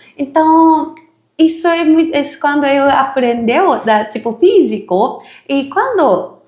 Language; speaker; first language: Portuguese; non-native, fluent; Japanese